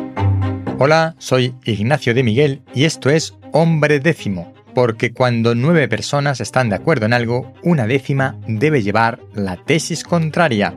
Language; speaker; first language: Spanish; native; Spanish